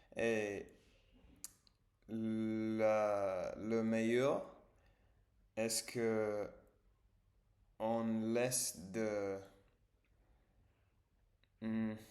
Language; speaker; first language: French; non-native, learner; English